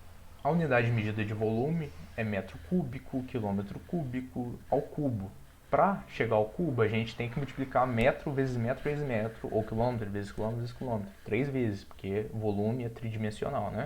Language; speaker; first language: Portuguese; native; Portuguese